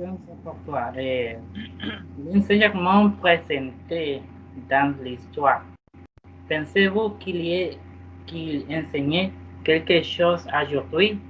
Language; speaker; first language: French; non-native, learner; Spanish